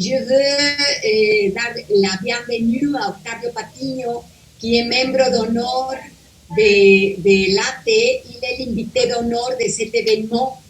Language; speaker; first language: French; non-native, fluent; Spanish